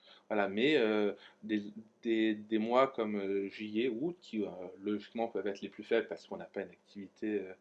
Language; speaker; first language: French; native; French